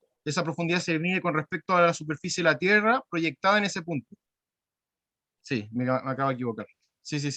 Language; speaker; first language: Spanish; native; Spanish